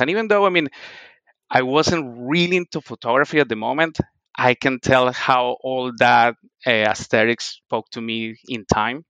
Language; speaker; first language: English; non-native, fluent; Spanish